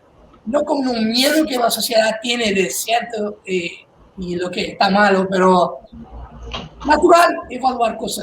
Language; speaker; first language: Spanish; non-native, fluent; Portuguese